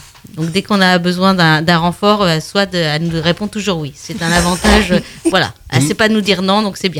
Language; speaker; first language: French; native; French